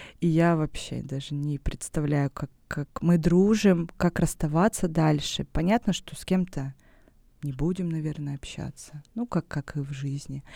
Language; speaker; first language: Russian; native; Russian